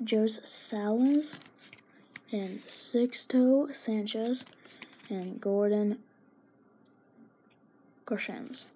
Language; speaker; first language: English; native; English